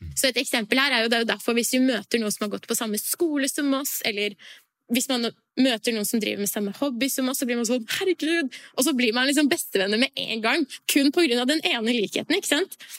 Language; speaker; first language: Norwegian; early bilingual, other home language; Persian